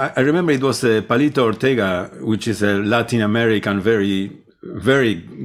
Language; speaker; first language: English; non-native, fluent; Spanish